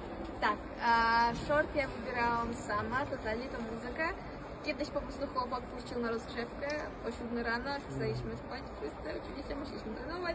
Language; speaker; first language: Polish; non-native, fluent; Russian